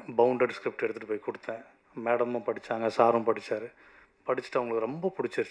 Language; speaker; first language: Tamil; native; Tamil